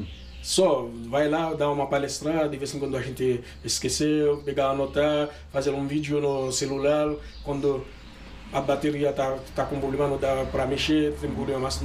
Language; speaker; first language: Portuguese; non-native, learner; Haitian Creole